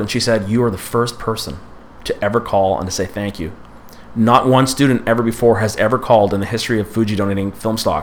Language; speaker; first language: English; native; English